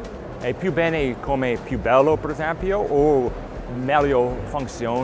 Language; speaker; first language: Italian; non-native, learner; English